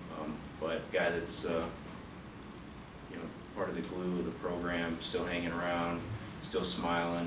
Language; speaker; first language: English; native; English